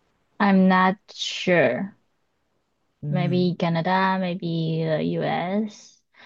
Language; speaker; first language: English; non-native, learner; Chinese